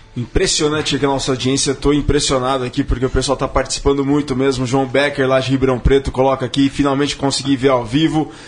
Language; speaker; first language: Portuguese; native; Portuguese